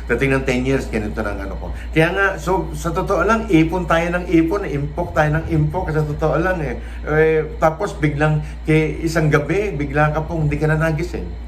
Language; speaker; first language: Filipino; non-native, local second language; Cebuano